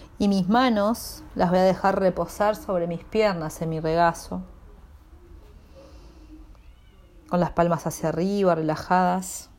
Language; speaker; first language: Spanish; native; Spanish